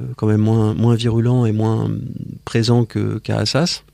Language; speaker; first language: French; native; French